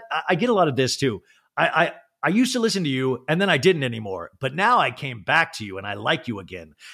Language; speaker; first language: English; native; English